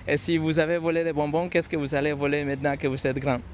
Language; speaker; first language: French; non-native, fluent; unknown